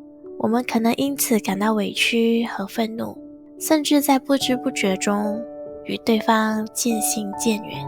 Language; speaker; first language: Chinese; native; Chinese